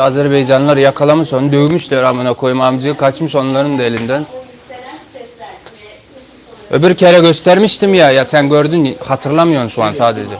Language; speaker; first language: Turkish; early bilingual, heritage; Turkmen